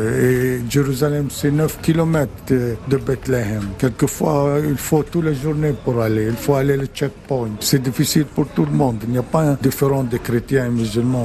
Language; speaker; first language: French; non-native, fluent; Arabic